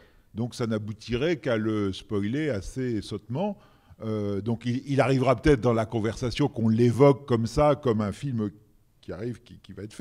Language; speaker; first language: French; native; French